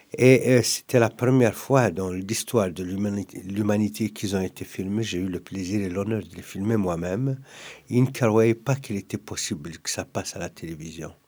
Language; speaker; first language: French; non-native, local second language; Kabyle